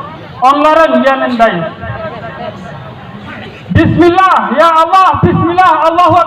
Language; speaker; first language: Turkish; non-native, learner; Indonesian